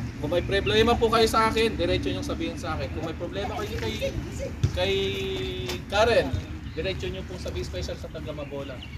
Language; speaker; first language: Filipino; native; Filipino